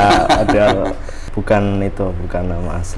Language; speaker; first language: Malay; non-native, local second language; Javanese